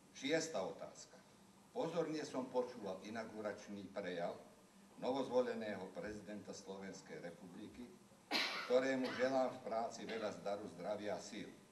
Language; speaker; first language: Slovak; early bilingual, heritage; Slovak